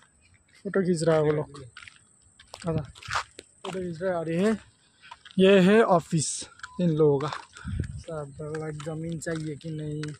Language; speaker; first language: Hindi; non-native, local second language; Nepali